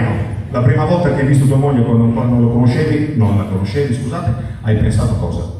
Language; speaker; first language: Italian; native; Italian